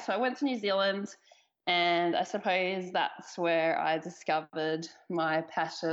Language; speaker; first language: English; native; English